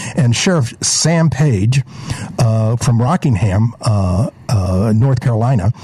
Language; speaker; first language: English; native; English